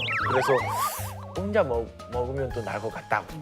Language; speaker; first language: Korean; non-native, learner; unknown